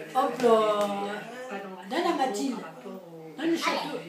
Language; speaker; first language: French; native; French